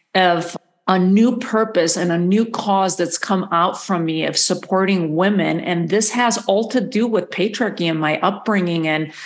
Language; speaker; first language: English; non-native, fluent; Spanish